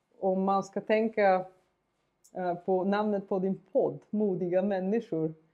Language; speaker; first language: Swedish; non-native, fluent; Bulgarian